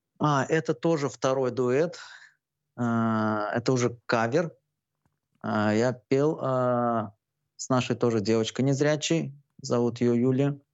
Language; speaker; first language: Russian; non-native, local second language; Turkmen